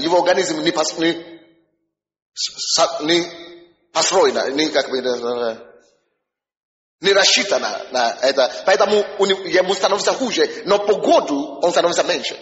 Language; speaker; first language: Russian; non-native, fluent; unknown